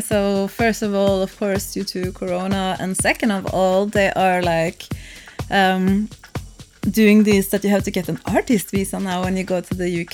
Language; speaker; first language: English; non-native, fluent; Norwegian